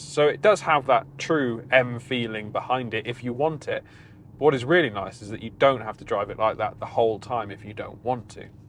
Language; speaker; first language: English; native; English